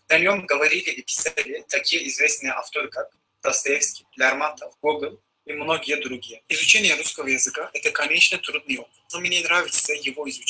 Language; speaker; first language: Russian; non-native, learner; Turkish